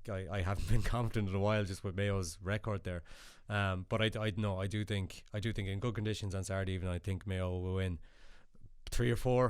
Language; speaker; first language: English; native; English